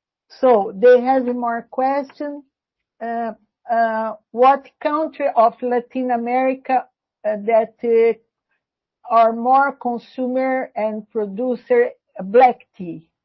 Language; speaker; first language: English; non-native, learner; Portuguese